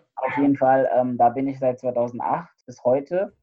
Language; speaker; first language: German; non-native, fluent; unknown